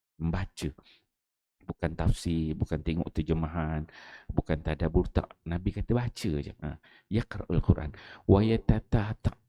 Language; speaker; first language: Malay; native; Malay